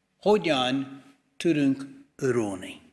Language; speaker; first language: Hungarian; non-native, fluent; English